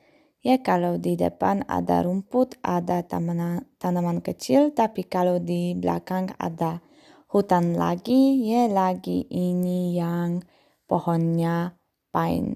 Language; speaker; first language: Indonesian; non-native, fluent; Polish